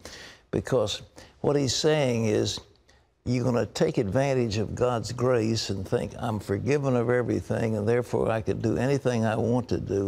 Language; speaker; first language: English; native; English